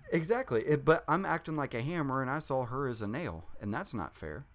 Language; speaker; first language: English; native; English